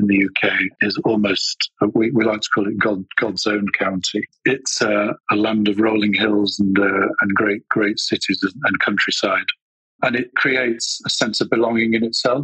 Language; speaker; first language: English; native; English